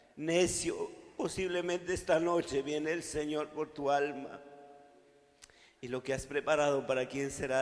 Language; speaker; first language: Spanish; native; Spanish